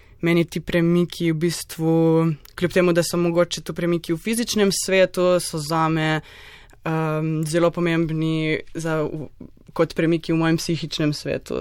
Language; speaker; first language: Slovenian; native; Slovenian